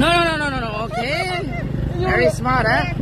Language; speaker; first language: English; non-native, learner; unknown